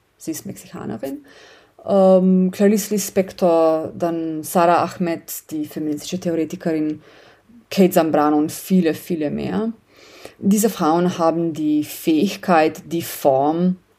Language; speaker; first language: German; non-native, fluent; Slovenian